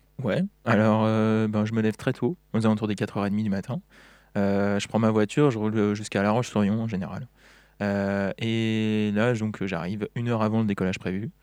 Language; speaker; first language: French; native; French